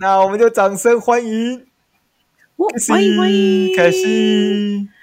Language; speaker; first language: Chinese; native; Chinese